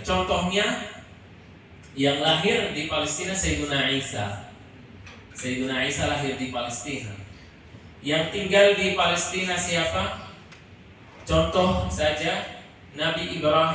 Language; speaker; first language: Indonesian; non-native, fluent; Arabic